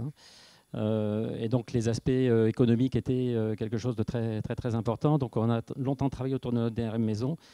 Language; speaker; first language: French; native; French